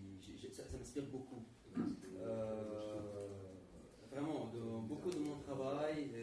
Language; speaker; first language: French; non-native, fluent; Arabic